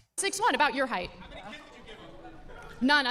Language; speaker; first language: English; native; English